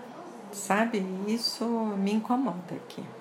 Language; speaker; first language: Portuguese; early bilingual, other home language; French